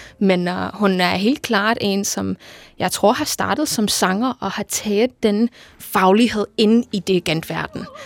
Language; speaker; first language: Danish; non-native, fluent; English